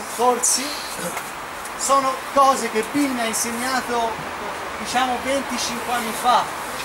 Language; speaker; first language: Italian; native; Italian